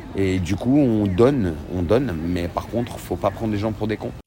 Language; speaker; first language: French; native; French